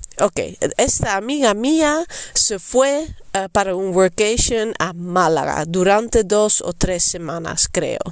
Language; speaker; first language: Spanish; non-native, fluent; Dutch